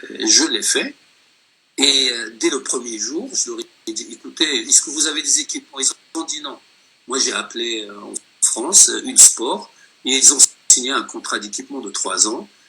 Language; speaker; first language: French; non-native, local second language; Arabic